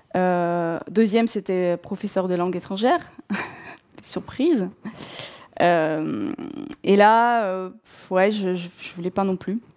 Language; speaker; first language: French; non-native, fluent; Russian